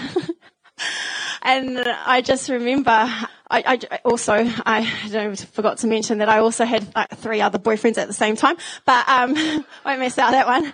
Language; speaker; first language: English; native; English